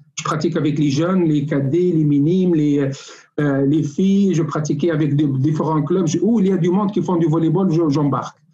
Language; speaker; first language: French; non-native, local second language; Arabic